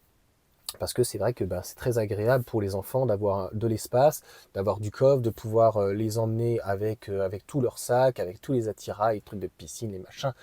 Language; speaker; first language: French; native; French